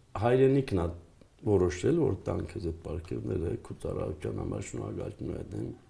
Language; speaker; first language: Armenian; native; Armenian